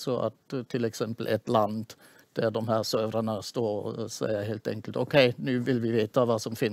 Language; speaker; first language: Swedish; non-native, fluent; German